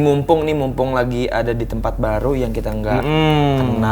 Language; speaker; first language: Indonesian; native; Indonesian